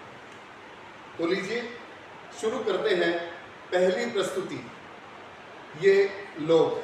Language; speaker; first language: Hindi; native; Hindi